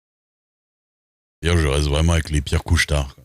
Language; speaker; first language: French; native; French